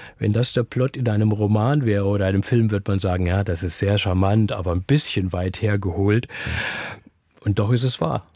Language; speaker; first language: German; native; German